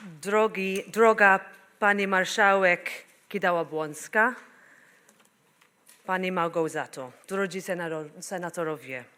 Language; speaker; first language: Polish; non-native, learner; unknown